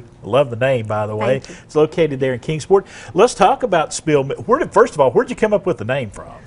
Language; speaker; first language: English; native; English